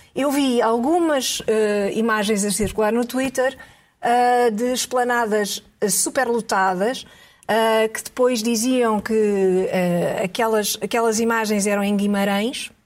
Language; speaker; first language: Portuguese; native; Portuguese